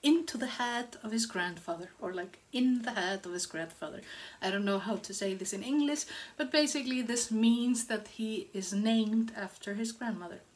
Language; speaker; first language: English; non-native, fluent; Icelandic